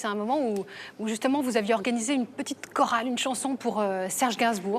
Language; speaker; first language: French; native; French